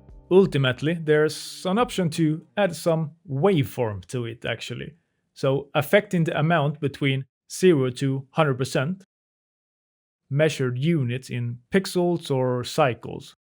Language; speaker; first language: English; non-native, fluent; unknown